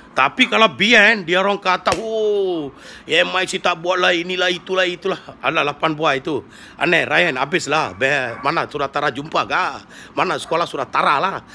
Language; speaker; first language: Malay; non-native, local second language; Tamil